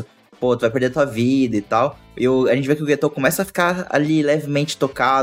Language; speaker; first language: Portuguese; native; Portuguese